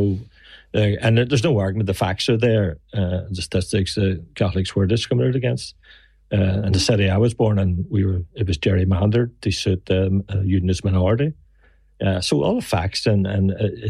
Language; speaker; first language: English; native; English